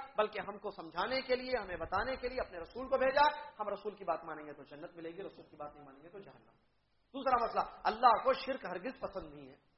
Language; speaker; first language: Urdu; native; Urdu